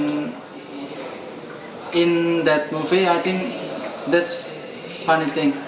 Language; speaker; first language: English; non-native, learner; Indonesian